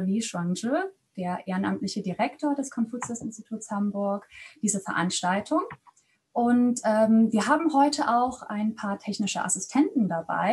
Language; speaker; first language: German; native; German